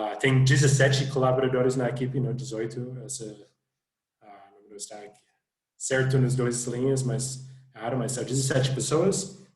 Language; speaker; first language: Portuguese; non-native, fluent; English